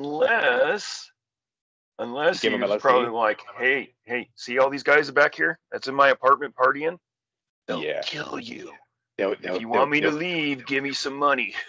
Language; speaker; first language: English; native; English